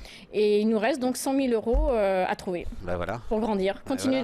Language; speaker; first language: French; native; French